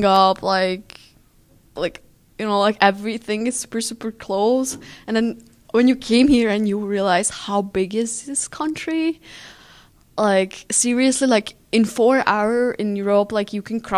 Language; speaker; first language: English; non-native, fluent; Hungarian